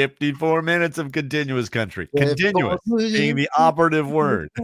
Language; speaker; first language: English; native; English